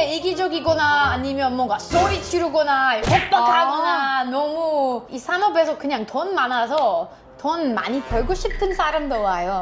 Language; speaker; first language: Korean; non-native, fluent; English